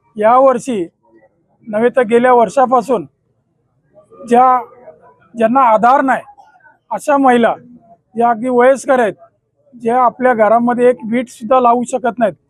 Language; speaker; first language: Marathi; native; Marathi